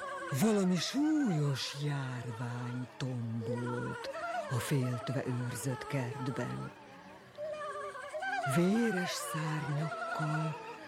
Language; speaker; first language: Hungarian; native; Hungarian